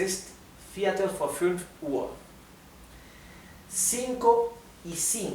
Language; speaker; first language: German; non-native, fluent; Spanish